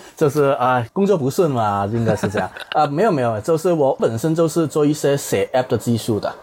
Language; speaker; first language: Chinese; non-native, fluent; Cantonese